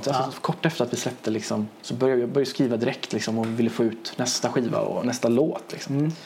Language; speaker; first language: Swedish; early bilingual, other home language; Persian